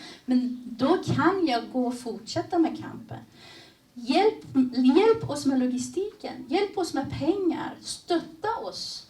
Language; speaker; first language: Swedish; early bilingual, other home language; Persian